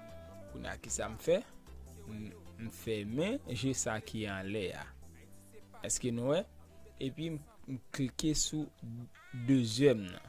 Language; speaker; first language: French; non-native, learner; Haitian Creole